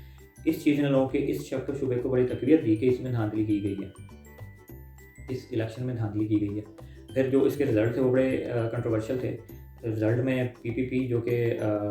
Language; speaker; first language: Urdu; native; Urdu